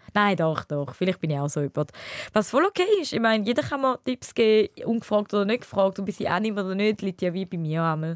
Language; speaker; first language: German; early bilingual, other home language; Tamil